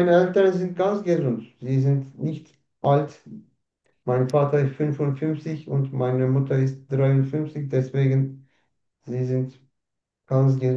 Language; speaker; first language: German; non-native, learner; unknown